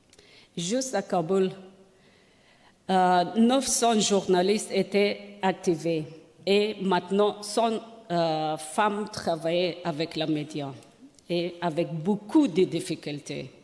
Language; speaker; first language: French; non-native, learner; Persian